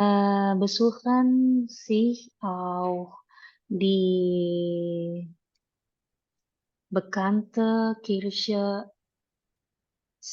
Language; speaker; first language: German; non-native, learner; Indonesian